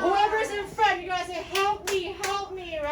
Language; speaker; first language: English; native; English